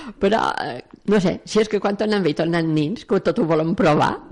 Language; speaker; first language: Catalan; native; Catalan